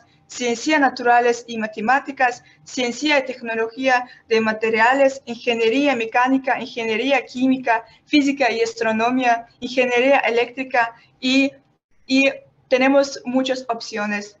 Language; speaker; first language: Spanish; non-native, learner; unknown